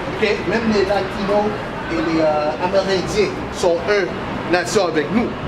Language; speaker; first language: French; non-native, learner; English